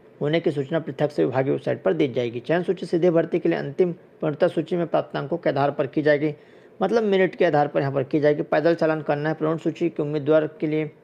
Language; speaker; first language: Hindi; native; Hindi